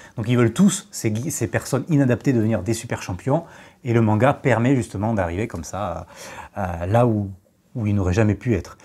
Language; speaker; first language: French; native; French